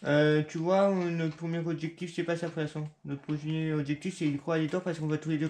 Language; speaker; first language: French; native; French